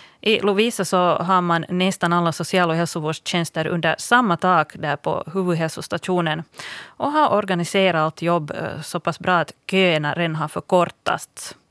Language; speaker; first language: Swedish; native; Swedish